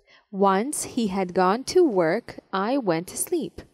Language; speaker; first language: English; non-native, fluent; Serbian